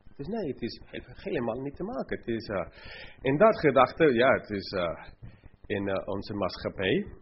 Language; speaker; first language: Dutch; non-native, fluent; English